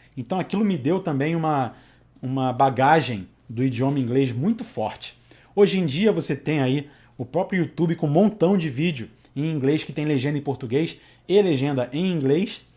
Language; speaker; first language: Portuguese; native; Portuguese